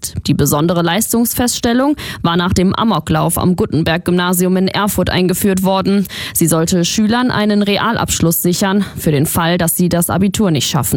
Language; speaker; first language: German; native; German